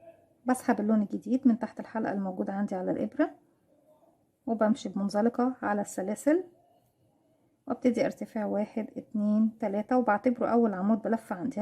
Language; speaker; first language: Arabic; native; Arabic